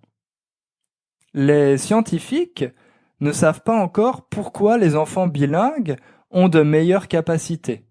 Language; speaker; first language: French; native; French